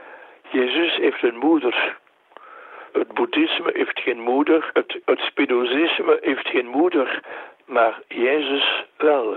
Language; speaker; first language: Dutch; non-native, local second language; French